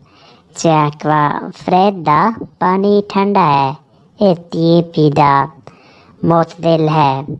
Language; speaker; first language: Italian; non-native, fluent; Urdu